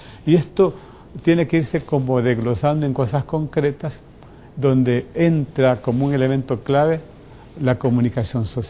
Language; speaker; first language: Spanish; native; Spanish